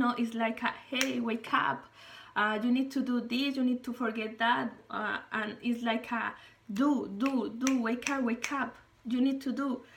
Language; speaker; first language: English; non-native, learner; Spanish